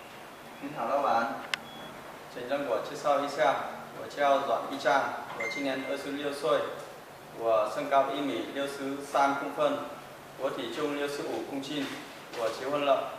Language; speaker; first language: Chinese; non-native, learner; Vietnamese